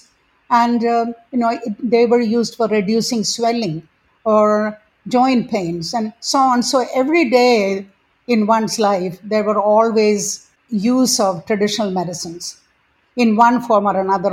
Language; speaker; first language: English; non-native, local second language; Malayalam